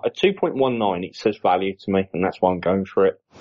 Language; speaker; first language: English; native; English